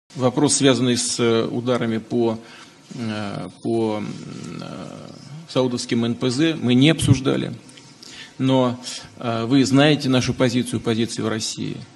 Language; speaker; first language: Russian; native; Russian